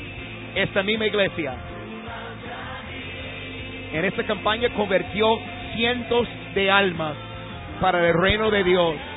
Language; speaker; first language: Spanish; non-native, fluent; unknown